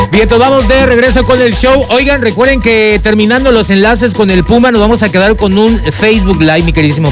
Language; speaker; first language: Spanish; native; Spanish